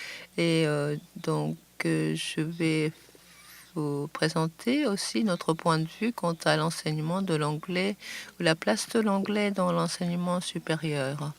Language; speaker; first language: French; non-native, fluent; Japanese